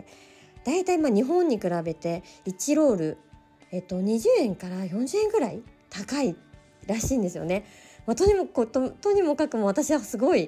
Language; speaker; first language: Japanese; native; Japanese